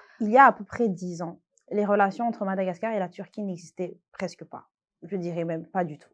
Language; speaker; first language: French; non-native, local second language; Malagasy